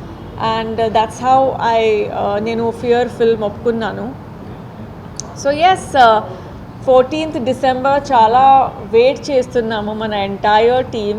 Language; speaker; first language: Telugu; non-native, fluent; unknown